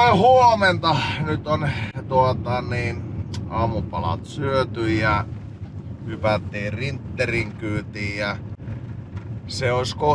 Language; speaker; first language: Finnish; native; Finnish